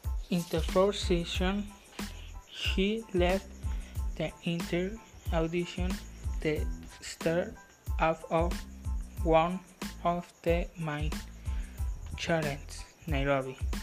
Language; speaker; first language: English; non-native, learner; Spanish